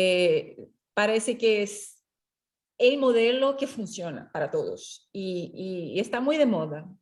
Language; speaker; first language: Spanish; non-native, fluent; Portuguese